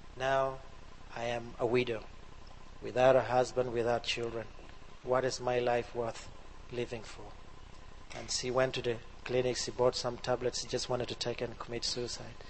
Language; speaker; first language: English; non-native, local second language; Acoli